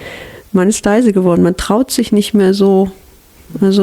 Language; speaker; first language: German; native; German